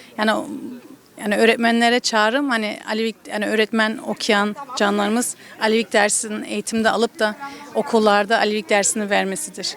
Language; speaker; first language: Turkish; early bilingual, heritage; Turkish